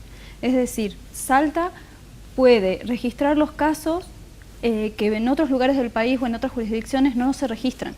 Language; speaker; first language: Spanish; native; Spanish